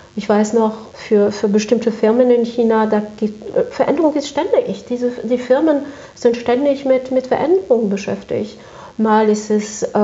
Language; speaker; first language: German; non-native, fluent; French